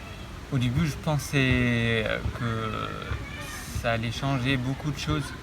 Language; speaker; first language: French; non-native, fluent; German